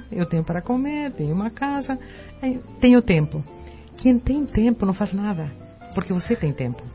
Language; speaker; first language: Portuguese; non-native, fluent; Spanish